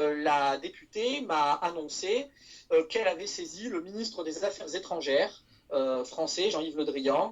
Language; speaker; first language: French; native; French